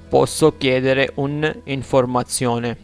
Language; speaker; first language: Italian; non-native, fluent; Urdu